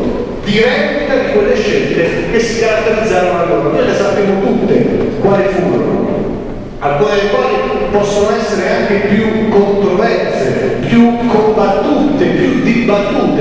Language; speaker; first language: Italian; native; Italian